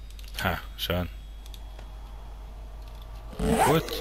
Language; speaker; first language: German; native; German